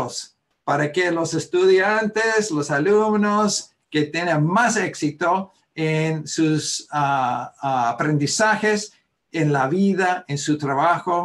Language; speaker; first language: Spanish; early bilingual, heritage; Spanish